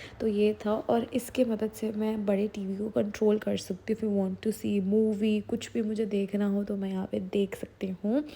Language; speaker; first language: Hindi; native; Hindi